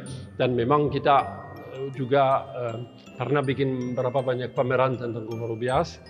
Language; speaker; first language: Indonesian; non-native, fluent; French